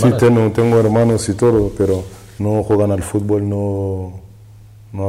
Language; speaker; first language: Spanish; non-native, learner; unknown